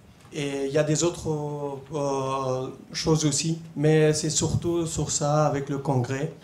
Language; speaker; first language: French; non-native, fluent; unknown